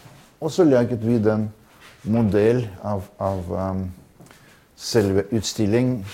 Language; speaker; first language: Norwegian; non-native, fluent; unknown